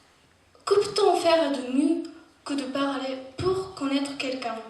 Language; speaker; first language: French; non-native, fluent; Japanese